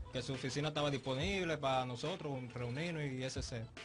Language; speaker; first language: Spanish; native; Spanish